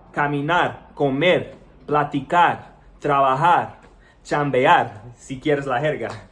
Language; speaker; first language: Spanish; non-native, fluent; English